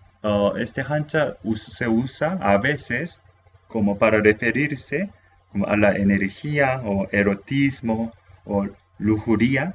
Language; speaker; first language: Spanish; non-native, fluent; Korean